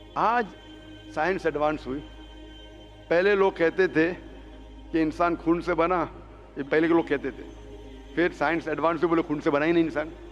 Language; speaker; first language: Hindi; non-native, local second language; Konkani